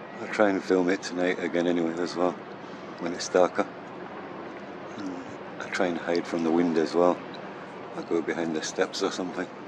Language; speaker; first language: English; early bilingual, other home language; Spanish